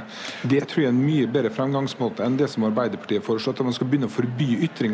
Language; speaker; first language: Norwegian; native; Norwegian